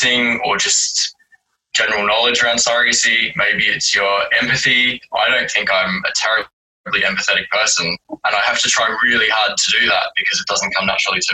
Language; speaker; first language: English; native; English